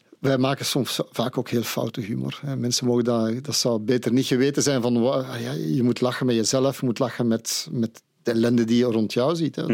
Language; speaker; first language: Dutch; native; Dutch